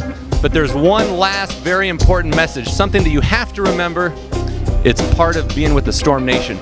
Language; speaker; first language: English; native; English